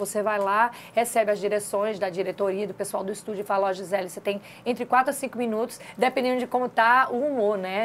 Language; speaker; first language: Portuguese; native; Portuguese